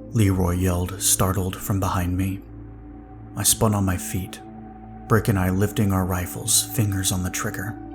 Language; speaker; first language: English; native; English